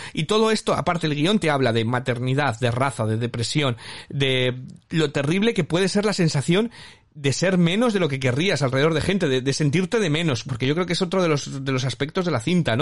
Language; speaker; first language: Spanish; native; Spanish